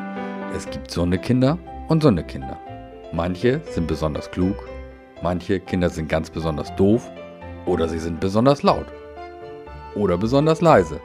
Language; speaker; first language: German; native; German